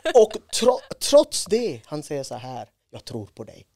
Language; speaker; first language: Swedish; non-native, fluent; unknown